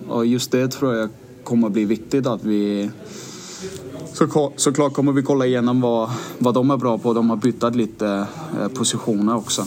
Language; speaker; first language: Swedish; non-native, fluent; Danish